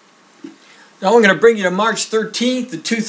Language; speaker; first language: English; native; English